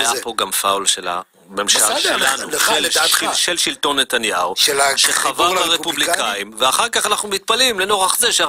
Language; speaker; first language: Hebrew; native; Hebrew